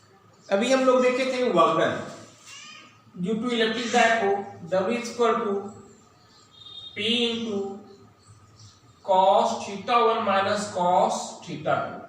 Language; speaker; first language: Hindi; native; Hindi